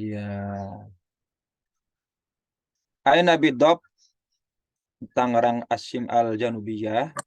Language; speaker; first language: Arabic; non-native, fluent; Indonesian